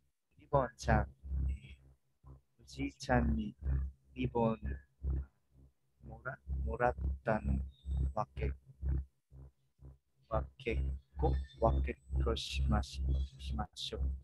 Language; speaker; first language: Japanese; non-native, learner; English